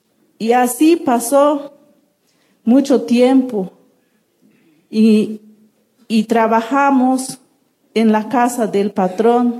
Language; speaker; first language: Spanish; non-native, local second language; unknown